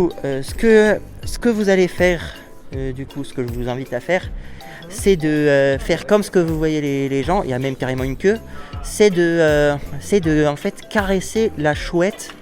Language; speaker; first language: French; native; French